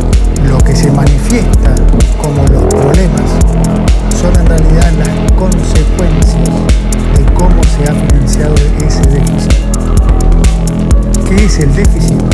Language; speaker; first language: Spanish; native; Spanish